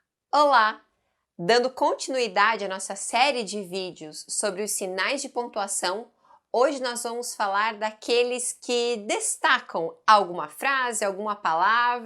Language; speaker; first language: Portuguese; native; Portuguese